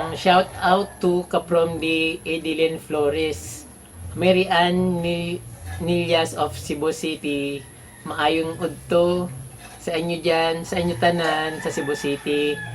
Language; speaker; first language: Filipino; non-native, local second language; Bikol